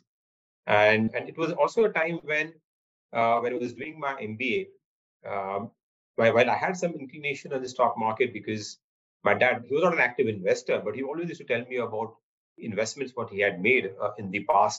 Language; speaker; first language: English; non-native, local second language; Marathi